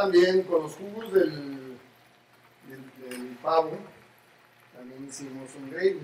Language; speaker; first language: Spanish; native; Spanish